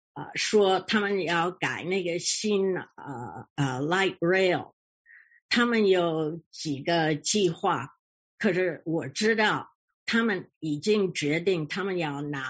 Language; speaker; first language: Chinese; early bilingual, heritage; English